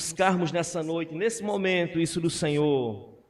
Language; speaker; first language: Portuguese; native; Portuguese